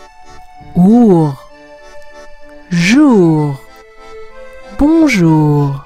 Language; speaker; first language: French; non-native, fluent; English